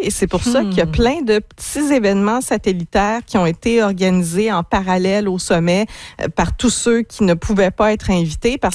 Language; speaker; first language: French; native; French